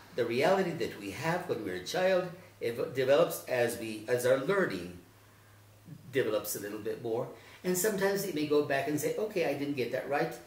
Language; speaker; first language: English; native; English